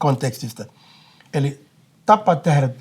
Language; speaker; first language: Finnish; non-native, fluent; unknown